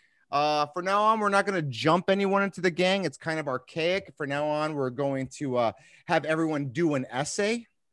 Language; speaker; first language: English; early bilingual, other home language; Spanish